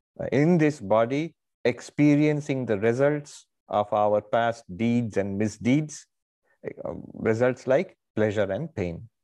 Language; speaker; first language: English; non-native, local second language; Bangla